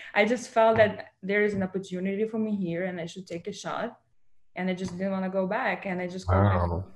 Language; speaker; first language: English; non-native, fluent; Russian